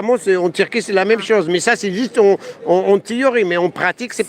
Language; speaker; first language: French; native; French